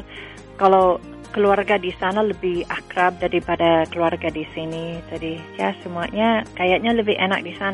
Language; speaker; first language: Indonesian; non-native, fluent; English